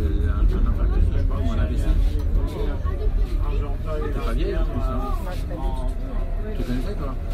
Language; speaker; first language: French; native; French